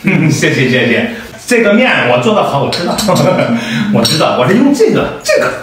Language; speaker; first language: Chinese; native; Chinese